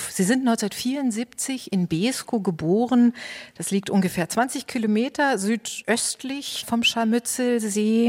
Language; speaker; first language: German; native; German